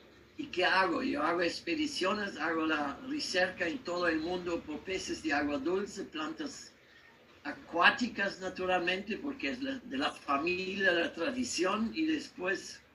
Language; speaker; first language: Spanish; non-native, learner; German